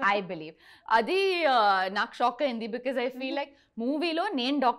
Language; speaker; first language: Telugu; non-native, learner; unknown